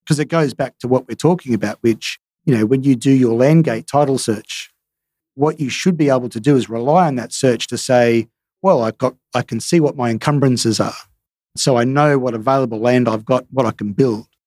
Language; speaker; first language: English; native; English